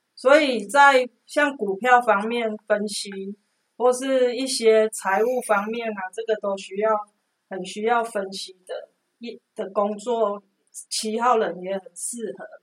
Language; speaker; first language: Chinese; non-native, local second language; Min Nan Chinese